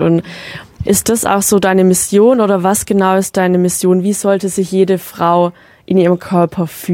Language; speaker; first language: German; native; German